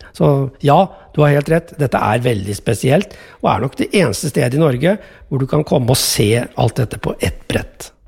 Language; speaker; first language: Norwegian; native; Norwegian